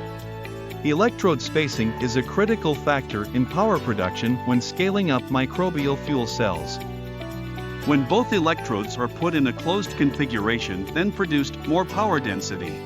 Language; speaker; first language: English; non-native, fluent; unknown